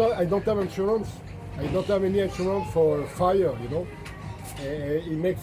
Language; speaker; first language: English; non-native, learner; French